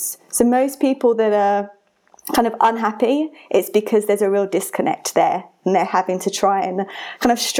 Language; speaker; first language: English; native; English